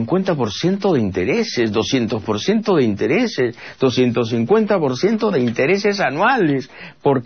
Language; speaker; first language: Spanish; native; Spanish